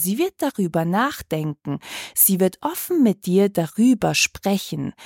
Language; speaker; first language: German; early bilingual, other home language; Croatian